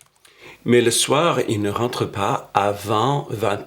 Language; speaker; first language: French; non-native, fluent; English